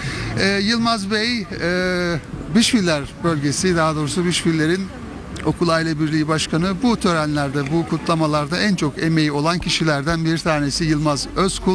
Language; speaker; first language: Turkish; native; Turkish